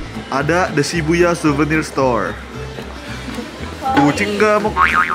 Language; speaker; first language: Indonesian; non-native, fluent; Japanese